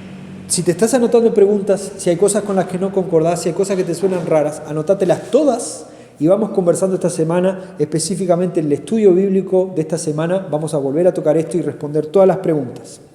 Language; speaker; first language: Spanish; native; Spanish